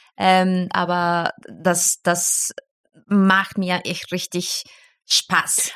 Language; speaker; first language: German; non-native, fluent; Spanish